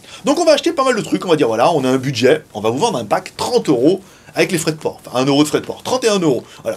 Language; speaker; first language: French; native; French